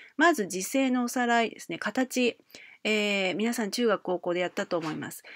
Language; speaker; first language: Japanese; native; Japanese